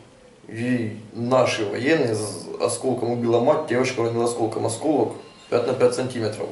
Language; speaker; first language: Russian; non-native, local second language; Ukrainian